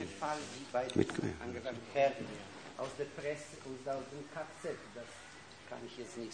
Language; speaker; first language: German; non-native, fluent; Polish